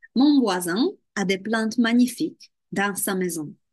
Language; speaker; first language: French; non-native, fluent; Czech